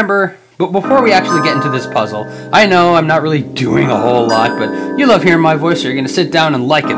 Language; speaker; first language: English; native; English